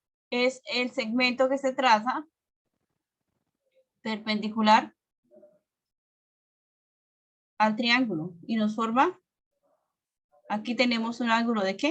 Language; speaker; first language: Spanish; native; Spanish